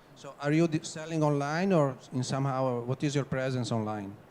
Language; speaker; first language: English; non-native, fluent; Italian